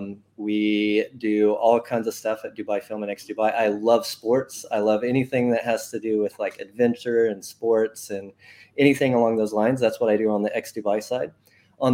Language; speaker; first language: English; native; English